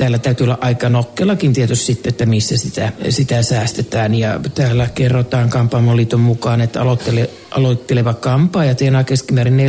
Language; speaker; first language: Finnish; native; Finnish